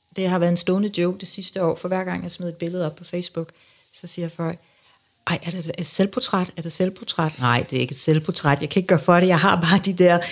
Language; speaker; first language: Danish; early bilingual, other home language; English